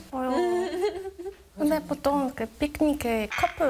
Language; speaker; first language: Korean; non-native, learner; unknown